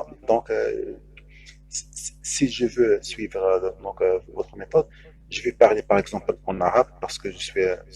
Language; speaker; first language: French; non-native, local second language; Arabic